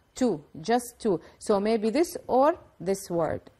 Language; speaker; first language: English; non-native, fluent; Arabic